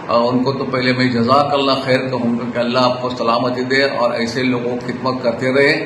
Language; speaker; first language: Urdu; non-native, local second language; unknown